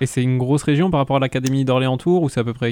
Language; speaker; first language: French; native; French